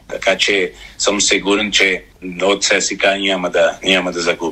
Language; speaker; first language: Bulgarian; non-native, learner; Portuguese